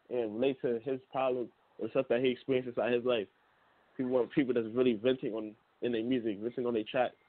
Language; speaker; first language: English; native; English